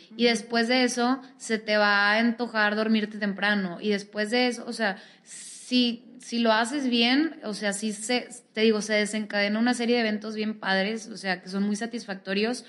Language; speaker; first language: Spanish; native; Spanish